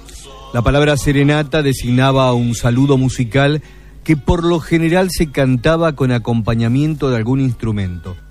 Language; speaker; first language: Spanish; native; Spanish